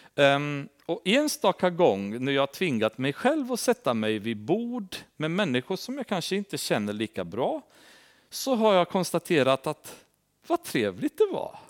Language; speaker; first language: Swedish; non-native, fluent; Romanian